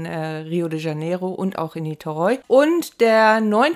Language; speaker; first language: German; native; German